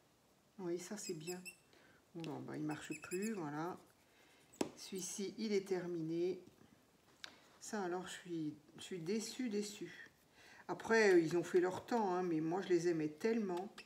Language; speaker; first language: French; native; French